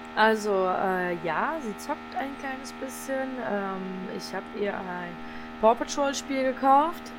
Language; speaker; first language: German; early bilingual, other home language; Polish